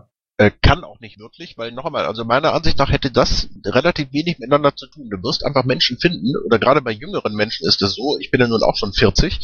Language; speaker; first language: German; native; German